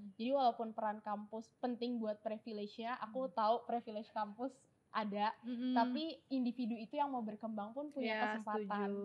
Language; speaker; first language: Indonesian; native; Indonesian